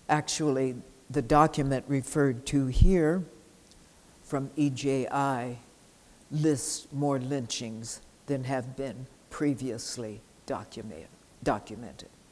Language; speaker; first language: English; native; English